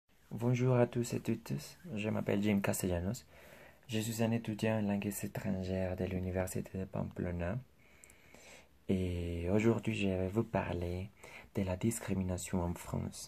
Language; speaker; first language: French; non-native, learner; Spanish